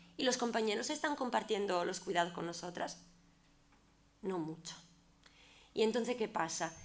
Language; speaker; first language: Spanish; non-native, fluent; Italian